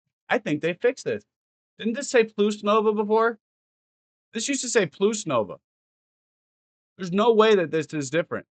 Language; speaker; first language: English; native; English